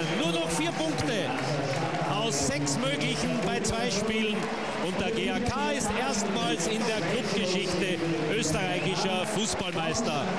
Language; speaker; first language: German; native; German